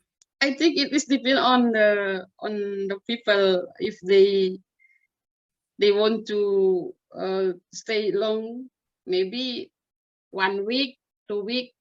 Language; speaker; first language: English; non-native, learner; Indonesian